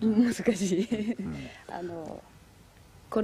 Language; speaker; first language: Japanese; non-native, learner; Spanish